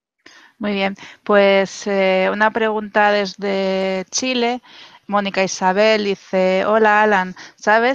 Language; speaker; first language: Spanish; native; Spanish